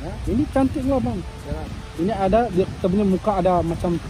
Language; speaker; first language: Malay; non-native, learner; Bangla